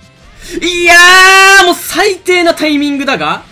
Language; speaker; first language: Japanese; native; Japanese